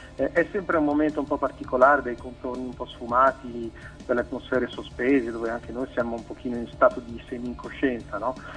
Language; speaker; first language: Italian; native; Italian